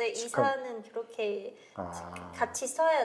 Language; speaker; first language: Korean; non-native, fluent; Vietnamese